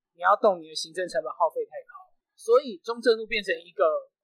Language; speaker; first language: Chinese; native; Chinese